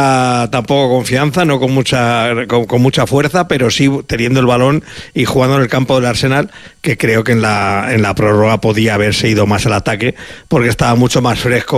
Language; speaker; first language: Spanish; native; Spanish